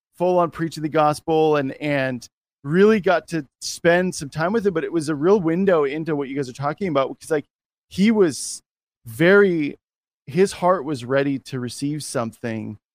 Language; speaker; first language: English; native; English